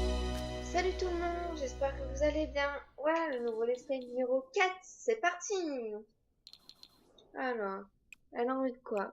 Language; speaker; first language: French; native; French